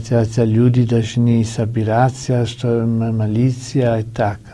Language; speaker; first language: Russian; non-native, learner; Italian